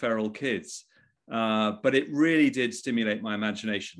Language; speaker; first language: English; native; English